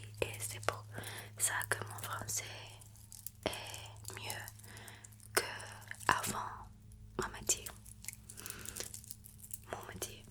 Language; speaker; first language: French; non-native, learner; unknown